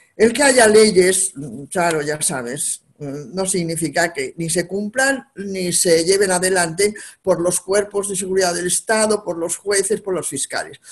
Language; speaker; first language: Spanish; native; Spanish